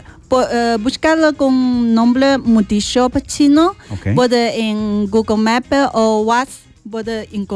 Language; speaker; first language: Spanish; non-native, learner; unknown